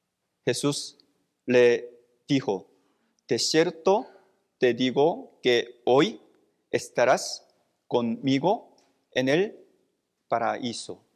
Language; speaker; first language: Spanish; non-native, fluent; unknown